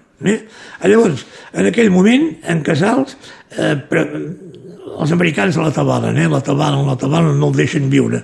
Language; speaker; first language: Catalan; native; Catalan